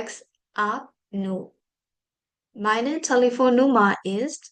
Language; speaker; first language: German; non-native, fluent; Burmese